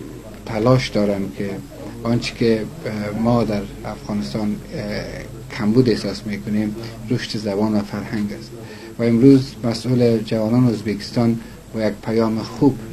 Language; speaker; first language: Persian; non-native, local second language; Uzbek